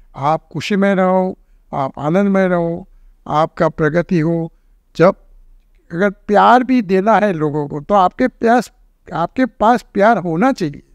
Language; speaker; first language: Hindi; non-native, local second language; Gujarati